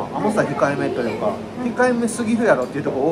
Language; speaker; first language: Japanese; native; Japanese